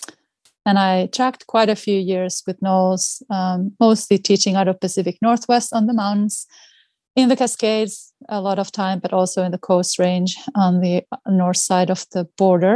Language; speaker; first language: English; non-native, fluent; Finnish